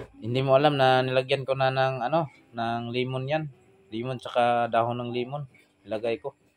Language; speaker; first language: Filipino; non-native, local second language; Cebuano